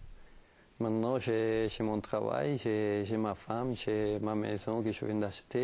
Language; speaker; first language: French; non-native, fluent; Spanish